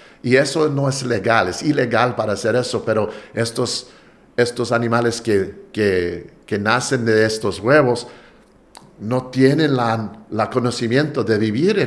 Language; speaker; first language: Spanish; non-native, fluent; English